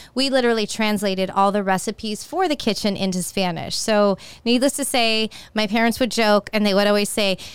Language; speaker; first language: English; native; English